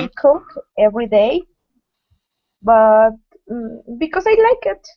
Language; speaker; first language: English; non-native, learner; Spanish